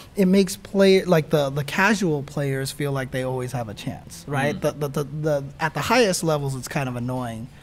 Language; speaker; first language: English; native; English